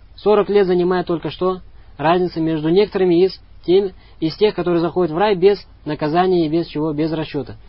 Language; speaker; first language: Russian; non-native, local second language; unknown